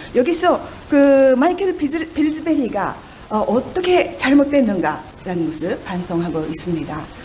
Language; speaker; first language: Korean; non-native, fluent; Japanese